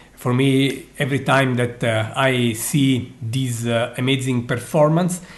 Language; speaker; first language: English; non-native, fluent; Italian